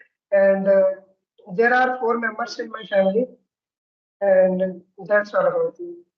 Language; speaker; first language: English; non-native, learner; Hindi